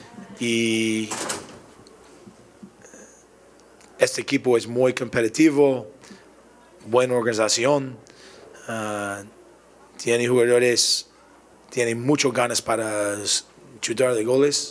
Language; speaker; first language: Spanish; non-native, learner; English